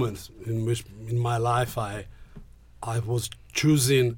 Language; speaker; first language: English; non-native, fluent; Italian